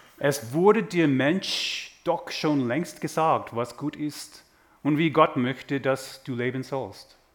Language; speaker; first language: German; non-native, fluent; English